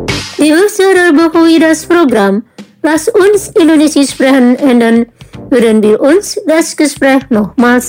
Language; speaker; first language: German; non-native, fluent; Indonesian